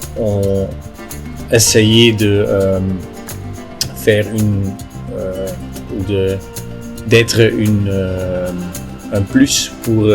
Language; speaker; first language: French; non-native, local second language; Dutch